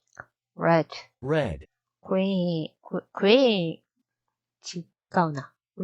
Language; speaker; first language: English; non-native, learner; Japanese